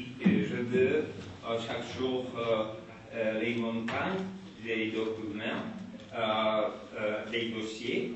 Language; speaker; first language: French; non-native, learner; Slovak